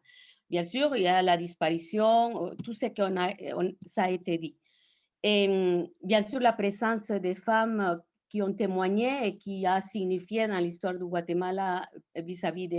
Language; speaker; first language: French; non-native, fluent; Spanish